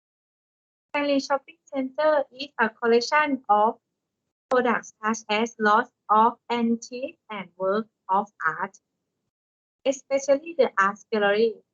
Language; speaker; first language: English; non-native, learner; Thai